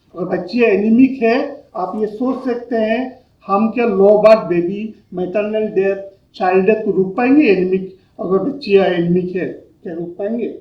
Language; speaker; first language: Hindi; non-native, local second language; Bangla